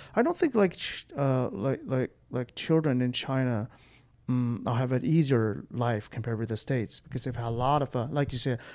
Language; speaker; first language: English; non-native, fluent; Chinese